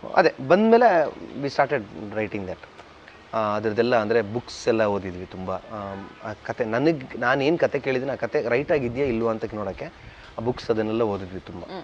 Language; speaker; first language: Kannada; non-native, local second language; Tulu